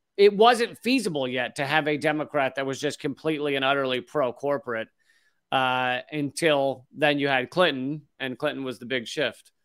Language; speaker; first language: English; native; English